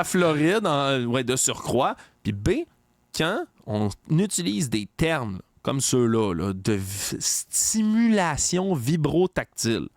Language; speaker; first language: French; native; French